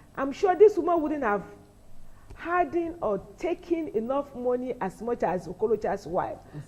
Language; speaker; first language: English; non-native, local second language; Yoruba